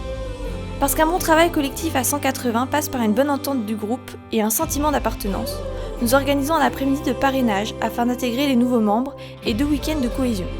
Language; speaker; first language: French; native; French